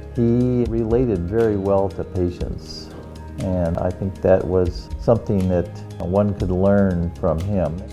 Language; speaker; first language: English; native; English